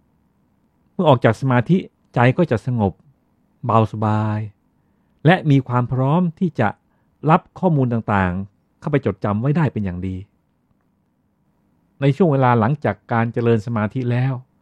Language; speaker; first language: Thai; native; Thai